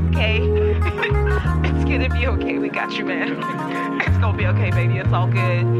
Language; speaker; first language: English; non-native, local second language; Shona